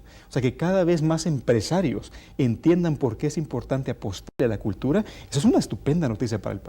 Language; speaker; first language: Spanish; native; Spanish